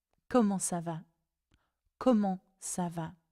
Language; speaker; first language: French; non-native, fluent; English